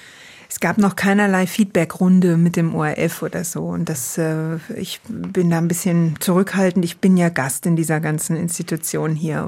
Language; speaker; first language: German; native; German